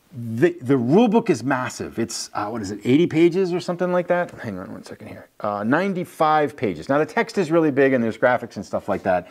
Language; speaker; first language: English; native; English